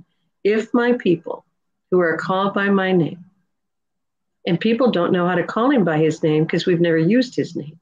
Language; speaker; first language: English; native; English